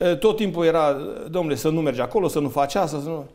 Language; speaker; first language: Romanian; native; Romanian